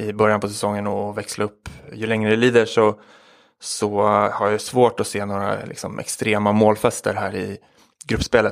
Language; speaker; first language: Swedish; native; Swedish